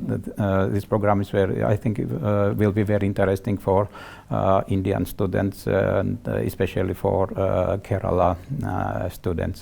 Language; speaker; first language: English; non-native, learner; Georgian